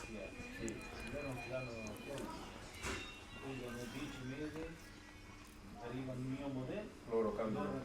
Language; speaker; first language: Italian; non-native, learner; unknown